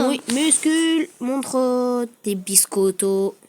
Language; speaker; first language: French; native; French